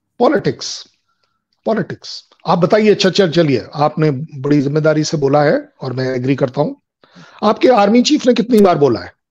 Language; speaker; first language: Hindi; native; Hindi